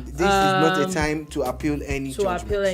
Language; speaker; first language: English; non-native, local second language; Yoruba